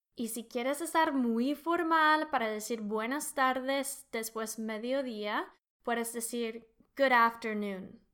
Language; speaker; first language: Spanish; non-native, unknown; English